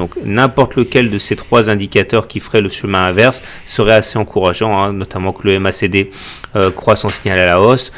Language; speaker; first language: French; native; French